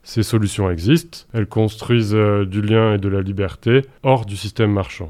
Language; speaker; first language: French; native; French